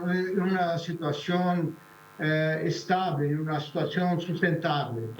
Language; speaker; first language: Spanish; non-native, fluent; Portuguese